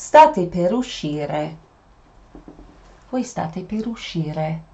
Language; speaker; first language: Italian; non-native, fluent; English